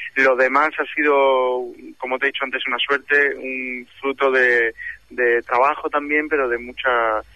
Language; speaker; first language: Spanish; native; Spanish